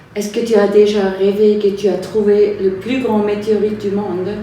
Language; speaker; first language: French; non-native, fluent; German